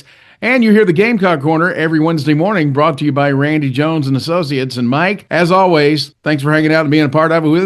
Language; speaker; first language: English; native; English